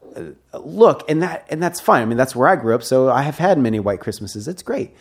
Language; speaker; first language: English; native; English